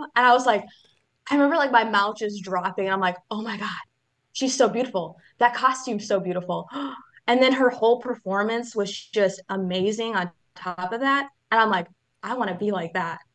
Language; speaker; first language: English; native; English